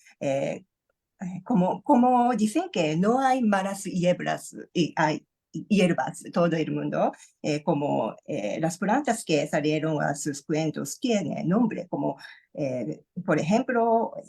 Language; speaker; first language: Spanish; non-native, learner; Japanese